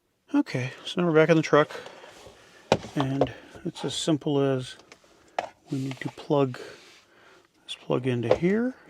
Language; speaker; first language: English; native; English